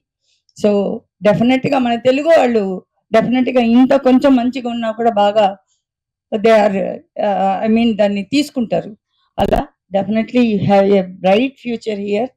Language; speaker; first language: Telugu; native; Telugu